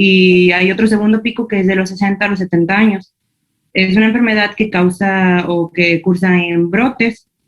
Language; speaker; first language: Spanish; native; Spanish